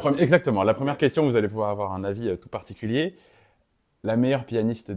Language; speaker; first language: French; native; French